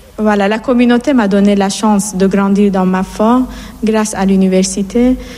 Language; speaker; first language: French; non-native, fluent; Persian